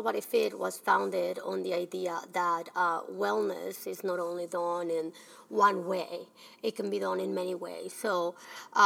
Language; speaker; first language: English; early bilingual, other home language; Spanish